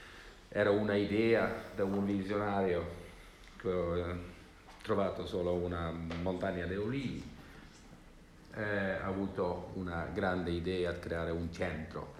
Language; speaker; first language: Italian; non-native, learner; Swedish